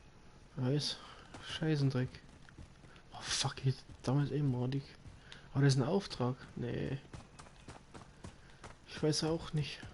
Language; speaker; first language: German; native; German